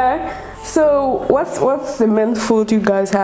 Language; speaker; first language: English; non-native, local second language; French